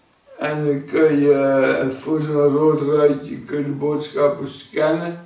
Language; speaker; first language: Dutch; native; Dutch